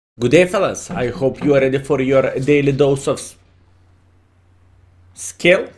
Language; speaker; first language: English; non-native, fluent; Lithuanian